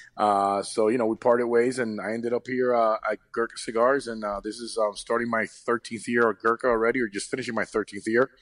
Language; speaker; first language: English; early bilingual, other home language; Spanish